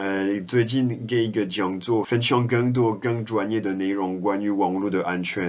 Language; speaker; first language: Chinese; non-native, fluent; French